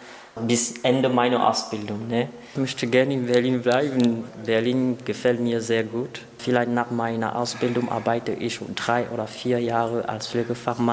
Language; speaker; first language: German; non-native, learner; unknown